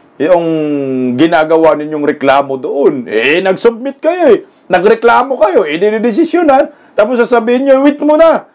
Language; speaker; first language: Filipino; non-native, local second language; Cebuano